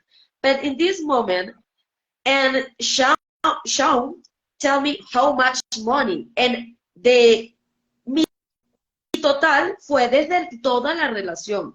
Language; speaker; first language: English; non-native, learner; Spanish